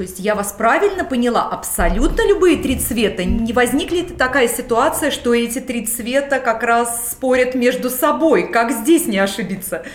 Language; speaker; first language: Russian; native; Russian